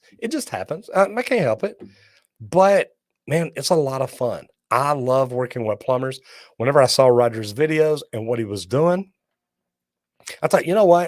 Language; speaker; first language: English; native; English